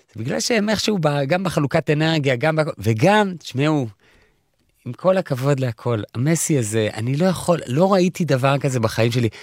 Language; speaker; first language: Hebrew; native; Hebrew